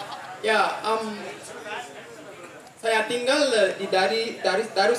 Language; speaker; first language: Indonesian; non-native, learner; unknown